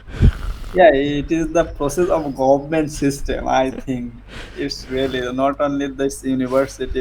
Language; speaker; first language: English; non-native, learner; Bangla